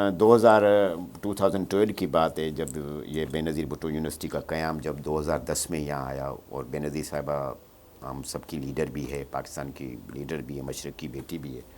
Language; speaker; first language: Urdu; non-native, local second language; Sindhi